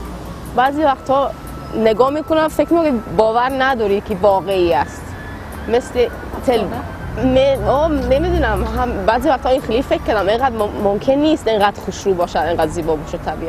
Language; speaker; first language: Persian; non-native, learner; Swedish